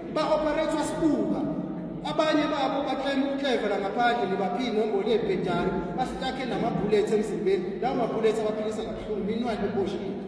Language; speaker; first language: Zulu; native; Zulu